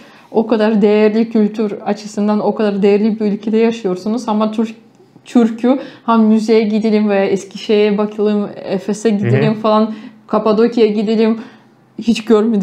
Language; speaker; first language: Turkish; non-native, fluent; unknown